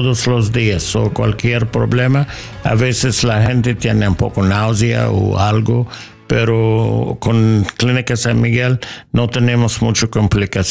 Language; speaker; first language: Spanish; non-native, learner; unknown